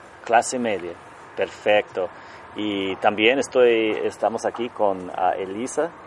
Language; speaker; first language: Spanish; non-native, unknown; English